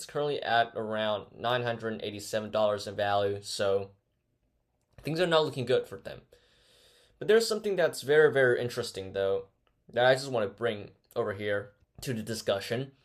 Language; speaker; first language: English; non-native, fluent; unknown